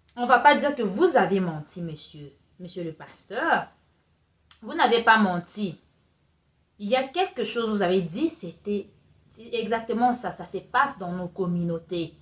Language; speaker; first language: French; non-native, local second language; Lingala